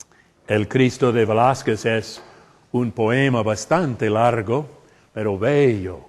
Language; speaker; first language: Spanish; non-native, fluent; English